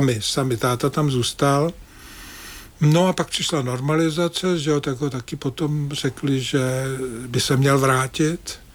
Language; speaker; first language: Czech; native; Czech